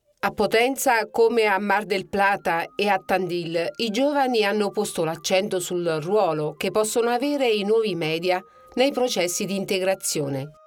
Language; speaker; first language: Italian; native; Italian